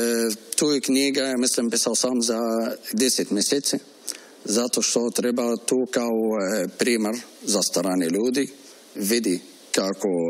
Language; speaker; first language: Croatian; non-native, learner; Arabic